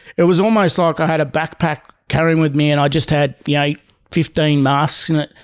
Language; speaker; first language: English; native; English